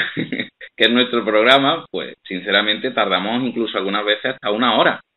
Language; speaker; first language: Spanish; native; Spanish